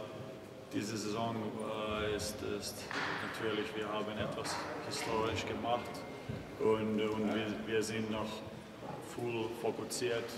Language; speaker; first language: German; non-native, fluent; Finnish